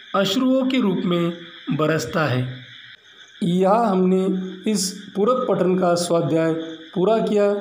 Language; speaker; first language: Hindi; non-native, local second language; Marathi